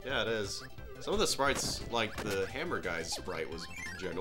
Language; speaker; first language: English; native; English